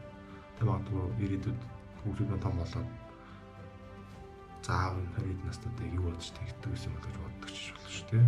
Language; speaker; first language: Mongolian; native; Mongolian